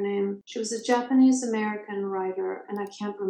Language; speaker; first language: English; early bilingual, other home language; Persian